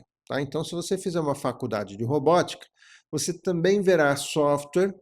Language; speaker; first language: Portuguese; native; Portuguese